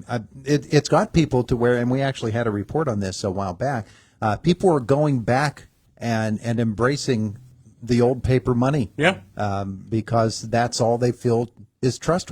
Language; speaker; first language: English; native; English